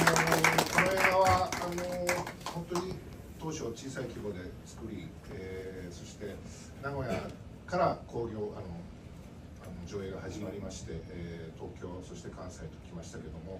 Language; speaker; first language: Japanese; native; Japanese